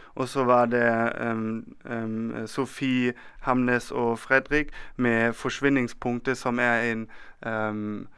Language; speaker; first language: Norwegian; non-native, fluent; German